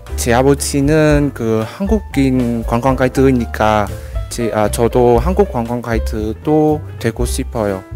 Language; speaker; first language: Korean; non-native, learner; Vietnamese